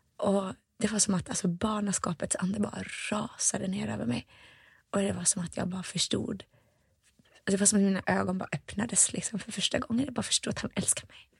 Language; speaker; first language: Swedish; early bilingual, other home language; Finnish